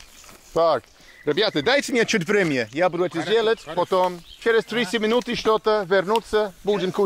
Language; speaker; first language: Russian; non-native, learner; English